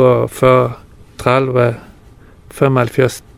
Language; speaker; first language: Danish; non-native, fluent; Persian